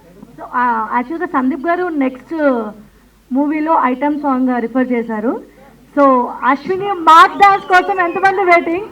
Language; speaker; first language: Telugu; native; Telugu